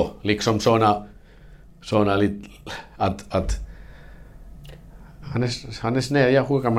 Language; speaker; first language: Swedish; non-native, fluent; Finnish